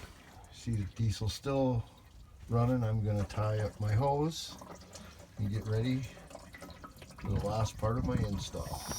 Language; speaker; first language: English; native; English